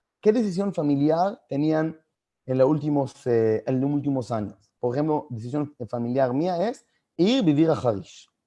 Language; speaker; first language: Spanish; non-native, fluent; Hebrew